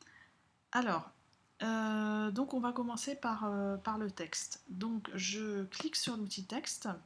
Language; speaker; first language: French; native; French